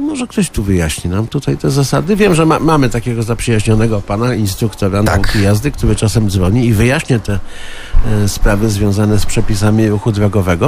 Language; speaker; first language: Polish; native; Polish